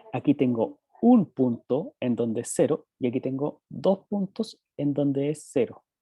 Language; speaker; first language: Spanish; native; Spanish